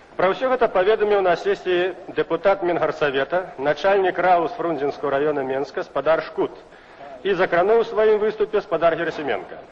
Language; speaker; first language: Belarusian; native; Belarusian